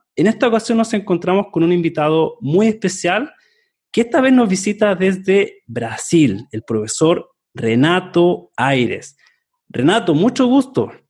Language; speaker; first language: Spanish; native; Spanish